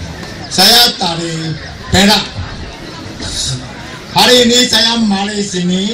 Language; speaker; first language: Indonesian; non-native, local second language; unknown